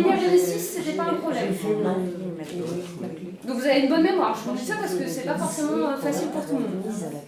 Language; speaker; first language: French; native; French